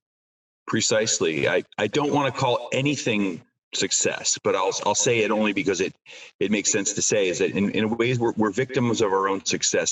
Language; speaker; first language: English; native; English